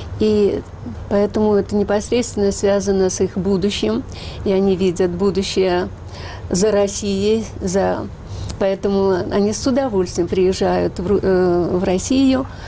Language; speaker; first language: Russian; native; Russian